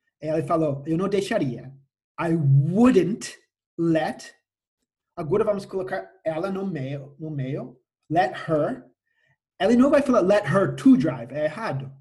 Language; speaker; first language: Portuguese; non-native, fluent; English